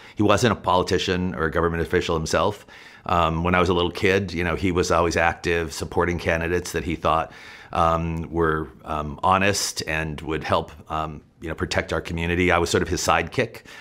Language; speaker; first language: English; native; English